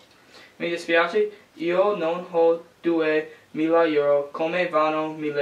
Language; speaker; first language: Italian; non-native, learner; English